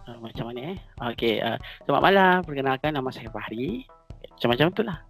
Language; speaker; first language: Malay; native; Malay